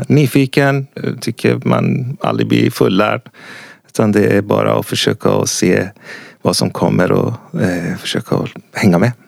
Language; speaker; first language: Swedish; non-native, fluent; Persian